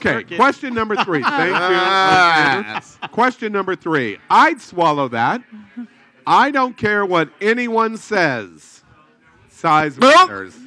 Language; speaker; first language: English; native; English